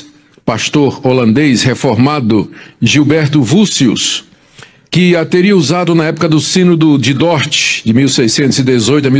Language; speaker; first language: Portuguese; native; Portuguese